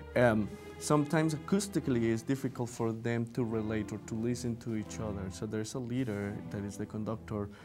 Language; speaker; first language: English; non-native, fluent; Spanish